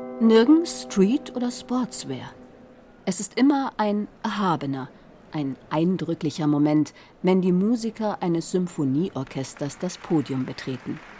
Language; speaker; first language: German; native; German